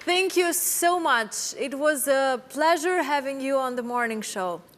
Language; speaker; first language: English; non-native, fluent; Albanian